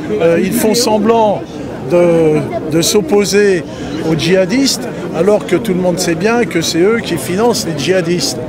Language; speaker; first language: French; native; French